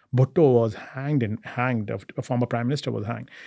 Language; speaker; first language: English; non-native, local second language; Hindi